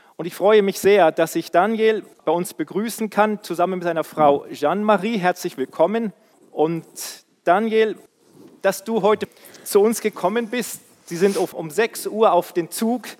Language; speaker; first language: German; native; German